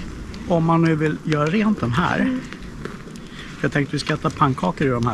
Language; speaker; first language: Swedish; native; Swedish